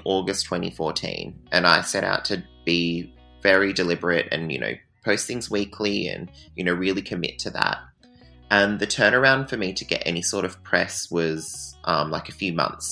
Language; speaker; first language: English; native; English